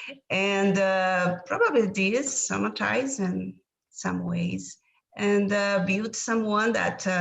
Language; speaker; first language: English; non-native, learner; Portuguese